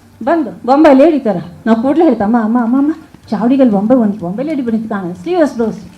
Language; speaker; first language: Kannada; native; Kannada